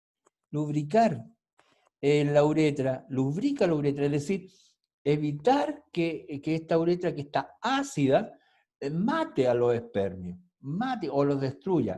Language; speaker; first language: Spanish; native; Spanish